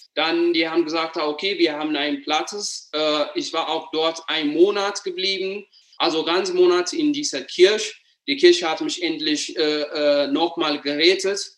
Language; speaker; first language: German; non-native, learner; Amharic